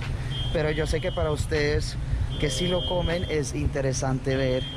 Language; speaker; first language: Spanish; non-native, fluent; Russian